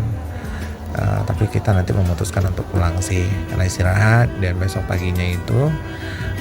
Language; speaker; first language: Indonesian; native; Indonesian